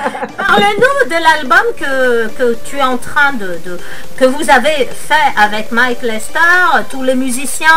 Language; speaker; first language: French; native; French